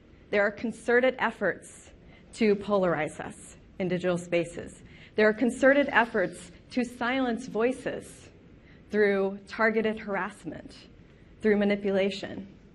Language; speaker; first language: English; native; English